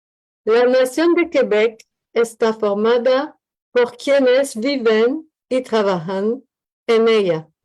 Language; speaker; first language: Spanish; non-native, learner; French